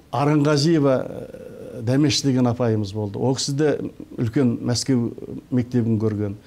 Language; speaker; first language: Kazakh; early bilingual, heritage; Kazakh